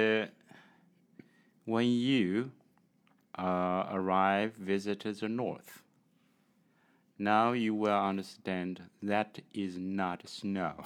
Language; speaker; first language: English; non-native, learner; Chinese